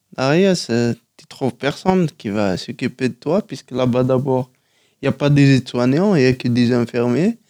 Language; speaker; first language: French; non-native, local second language; Kabyle